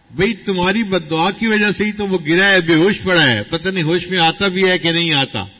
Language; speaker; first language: Urdu; non-native, local second language; Punjabi